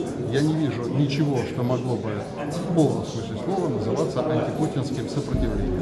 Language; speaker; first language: Russian; native; Russian